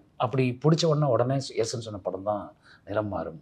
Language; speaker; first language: Tamil; native; Tamil